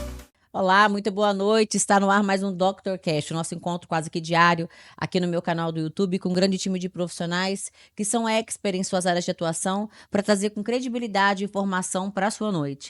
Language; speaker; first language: Portuguese; native; Portuguese